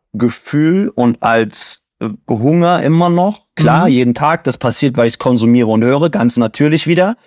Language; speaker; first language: German; native; German